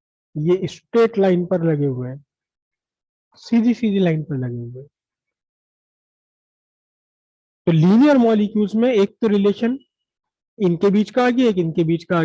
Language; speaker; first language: Hindi; native; Hindi